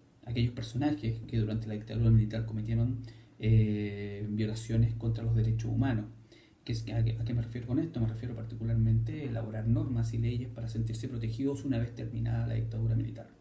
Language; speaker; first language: Spanish; native; Spanish